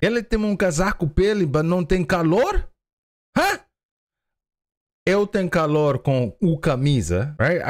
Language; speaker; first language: Portuguese; non-native, learner; English